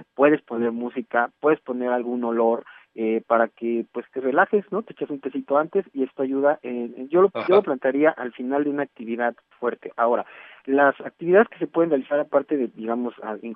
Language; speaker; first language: Spanish; native; Spanish